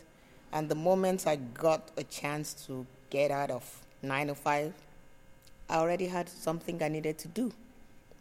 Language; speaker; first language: English; non-native, local second language; Yoruba